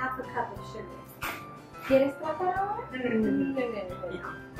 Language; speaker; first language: English; native; English